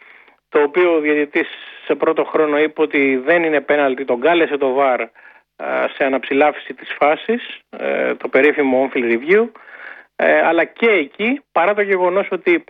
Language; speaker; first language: Greek; native; Greek